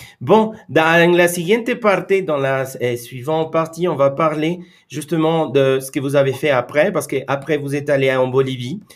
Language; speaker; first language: French; non-native, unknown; Spanish